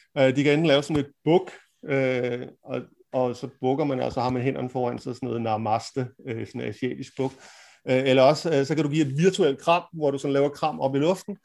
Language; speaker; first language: Danish; native; Danish